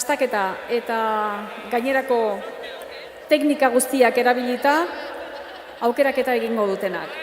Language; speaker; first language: Basque; native; Basque